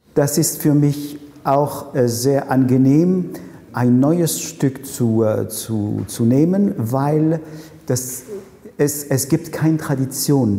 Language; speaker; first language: German; non-native, fluent; French